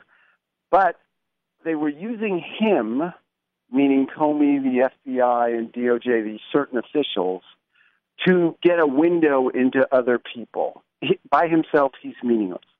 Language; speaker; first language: English; native; English